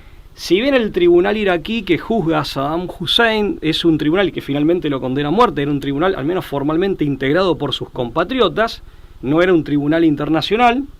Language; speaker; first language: Spanish; native; Spanish